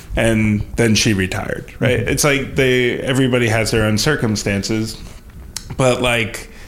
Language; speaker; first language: English; native; English